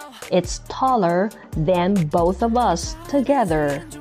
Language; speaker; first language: English; non-native, fluent; Chinese